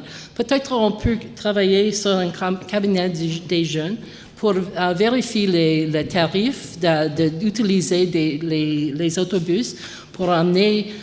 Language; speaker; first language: French; non-native, local second language; English